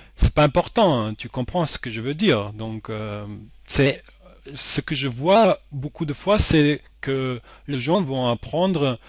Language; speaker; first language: French; non-native, fluent; German